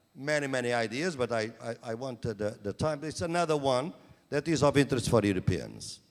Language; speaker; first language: English; non-native, fluent; Portuguese